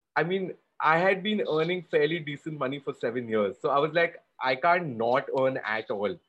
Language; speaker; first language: English; non-native, local second language; Gujarati